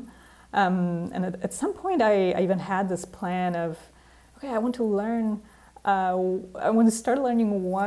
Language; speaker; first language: English; non-native, fluent; Polish